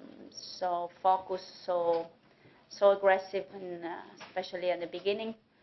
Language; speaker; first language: English; non-native, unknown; Italian